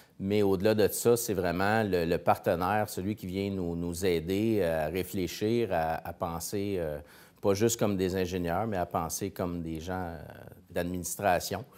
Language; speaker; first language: French; native; French